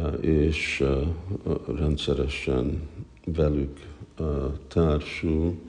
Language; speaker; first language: Hungarian; early bilingual, heritage; Hungarian